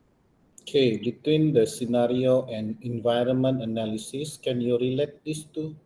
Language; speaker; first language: English; non-native, local second language; Malay